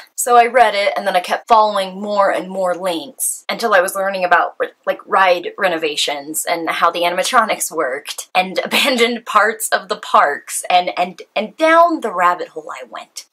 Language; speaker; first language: English; native; English